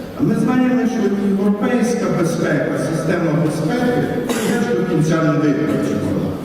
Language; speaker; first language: Ukrainian; native; Ukrainian